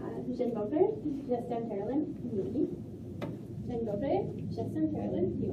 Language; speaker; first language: Polish; non-native, learner; English